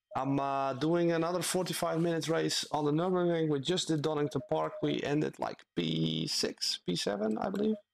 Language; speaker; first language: English; non-native, fluent; Dutch